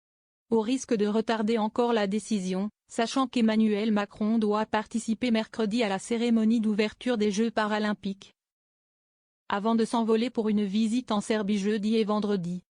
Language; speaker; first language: French; native; French